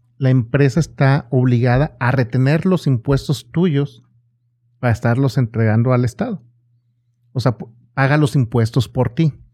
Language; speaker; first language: Spanish; native; Spanish